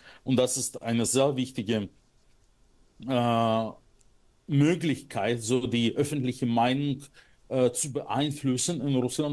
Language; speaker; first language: German; non-native, fluent; Russian